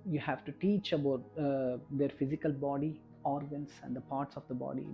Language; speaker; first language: English; non-native, local second language; Kannada